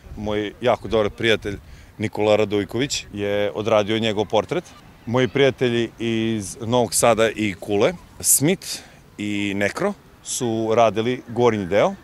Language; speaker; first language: Serbian; native; Serbian